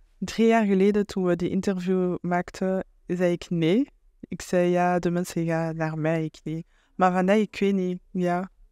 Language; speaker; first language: Dutch; non-native, local second language; French